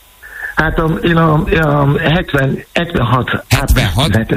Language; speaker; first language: Hungarian; non-native, fluent; Yoruba